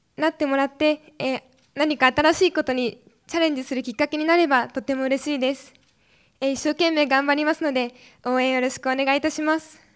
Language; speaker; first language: Japanese; native; Japanese